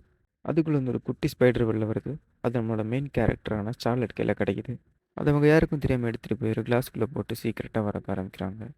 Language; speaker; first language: Tamil; native; Tamil